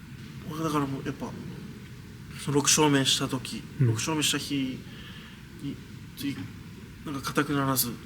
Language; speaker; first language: Japanese; native; Japanese